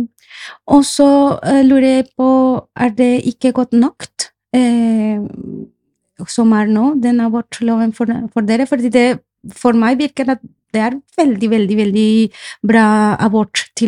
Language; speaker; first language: Norwegian; non-native, fluent; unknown